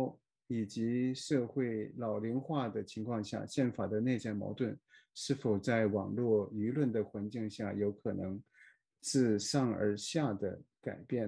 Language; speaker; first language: Chinese; native; Chinese